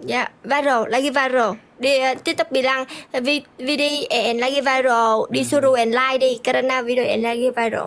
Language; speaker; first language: Indonesian; non-native, learner; Vietnamese